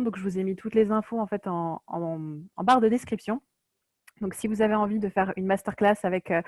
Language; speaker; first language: French; native; French